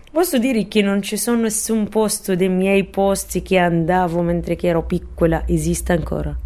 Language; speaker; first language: Italian; non-native, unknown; Arabic